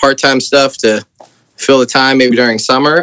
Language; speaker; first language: English; native; English